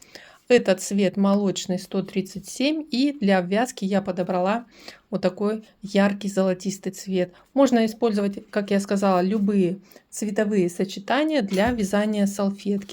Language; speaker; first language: Russian; native; Russian